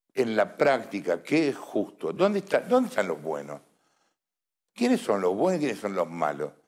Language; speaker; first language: Spanish; native; Spanish